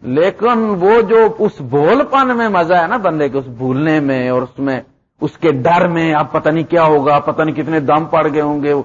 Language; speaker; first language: Urdu; non-native, local second language; Punjabi